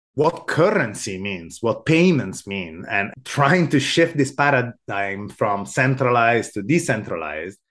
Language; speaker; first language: English; non-native, fluent; Italian